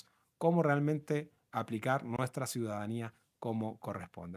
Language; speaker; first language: Spanish; native; Spanish